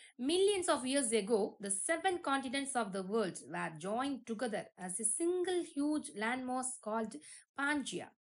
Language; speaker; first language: English; non-native, local second language; Tamil